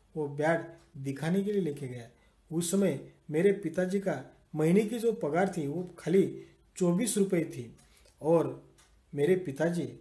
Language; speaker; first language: Hindi; non-native, local second language; Marathi